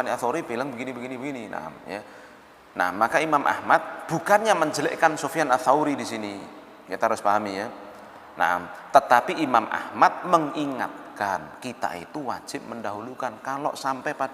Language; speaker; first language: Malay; non-native, local second language; Javanese